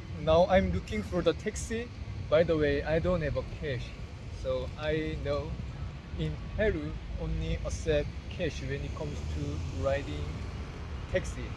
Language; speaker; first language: English; non-native, learner; Korean